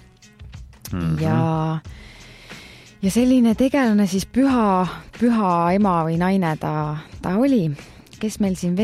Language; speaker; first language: Estonian; native; Estonian